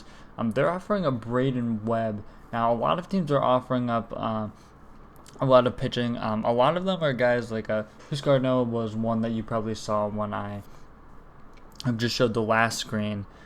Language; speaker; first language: English; native; English